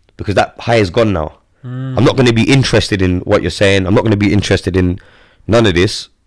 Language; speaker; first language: English; native; English